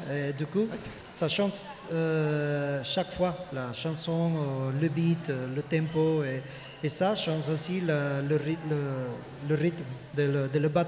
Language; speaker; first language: French; non-native, fluent; Spanish